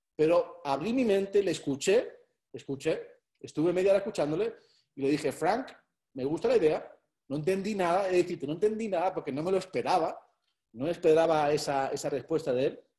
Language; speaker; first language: Spanish; native; Spanish